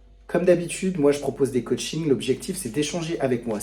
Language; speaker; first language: French; native; French